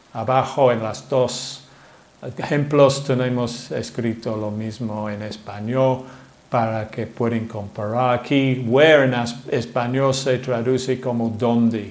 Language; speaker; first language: Spanish; non-native, fluent; English